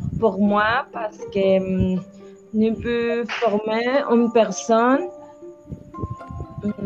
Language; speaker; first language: French; non-native, learner; Spanish